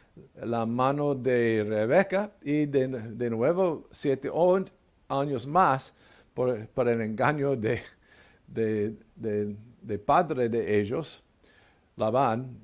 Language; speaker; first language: Spanish; non-native, learner; English